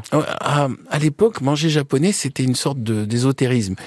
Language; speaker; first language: French; native; French